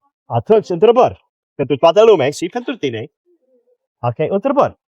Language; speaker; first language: Romanian; non-native, learner; English